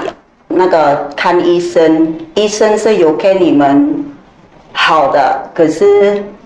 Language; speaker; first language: Chinese; non-native, learner; Indonesian